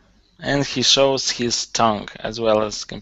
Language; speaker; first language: English; non-native, learner; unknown